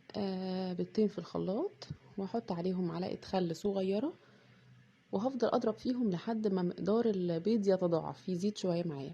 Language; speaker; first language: Arabic; native; Arabic